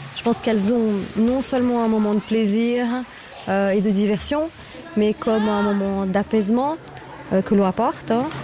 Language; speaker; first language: French; non-native, fluent; Portuguese